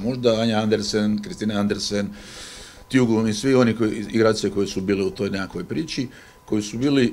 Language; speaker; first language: Croatian; native; Croatian